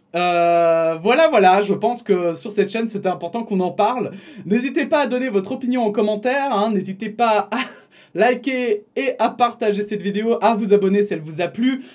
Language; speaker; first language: French; native; French